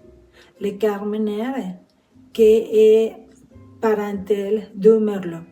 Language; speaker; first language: French; non-native, fluent; Spanish